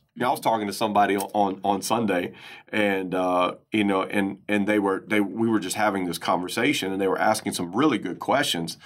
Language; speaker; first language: English; native; English